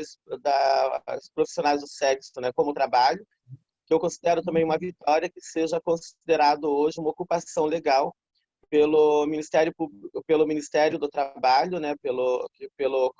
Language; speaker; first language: Portuguese; native; Portuguese